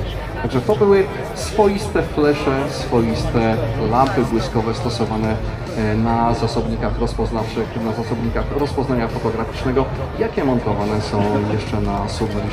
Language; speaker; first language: Polish; native; Polish